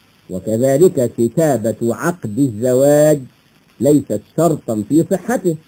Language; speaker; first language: Arabic; native; Arabic